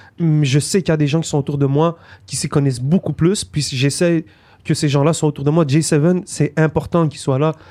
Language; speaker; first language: French; native; French